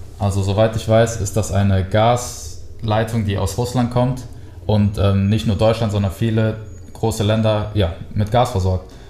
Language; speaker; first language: German; early bilingual, other home language; Spanish